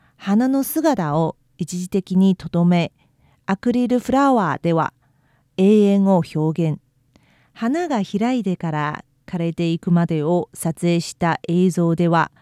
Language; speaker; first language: Japanese; non-native, fluent; Chinese